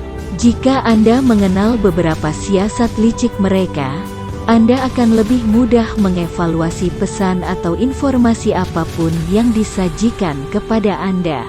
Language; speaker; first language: Indonesian; native; Indonesian